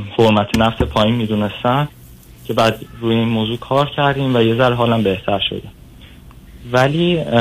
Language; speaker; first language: Persian; native; Persian